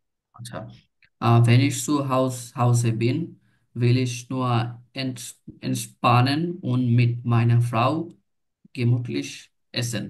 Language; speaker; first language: German; non-native, learner; Bangla